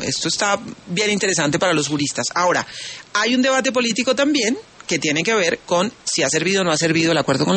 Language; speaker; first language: Spanish; native; Spanish